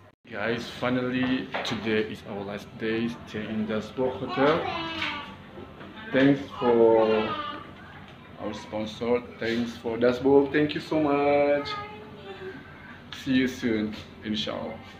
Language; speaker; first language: English; non-native, fluent; Indonesian